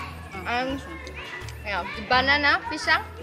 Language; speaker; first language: English; non-native, fluent; Indonesian